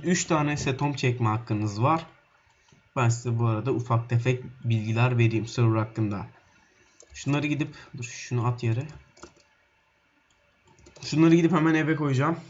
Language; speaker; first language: Turkish; native; Turkish